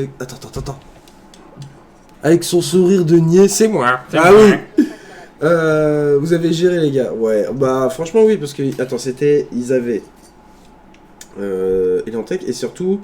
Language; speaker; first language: French; native; French